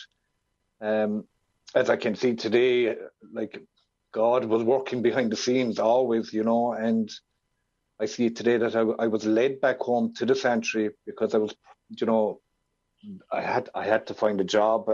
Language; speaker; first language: English; native; English